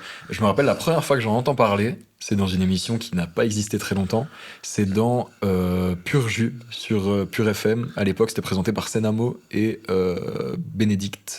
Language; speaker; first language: French; native; French